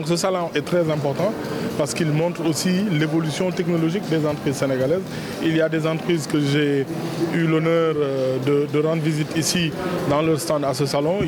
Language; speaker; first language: French; non-native, local second language; Wolof